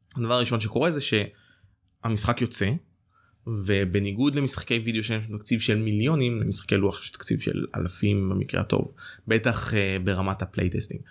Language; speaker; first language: Hebrew; native; Hebrew